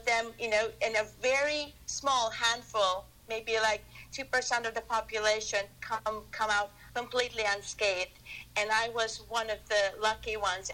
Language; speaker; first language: English; non-native, local second language; Filipino